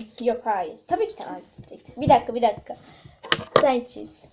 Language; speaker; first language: Turkish; native; Turkish